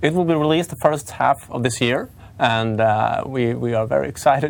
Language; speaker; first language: English; non-native, fluent; Swedish